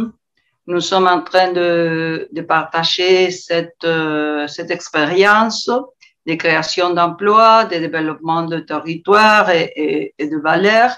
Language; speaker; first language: French; non-native, learner; Spanish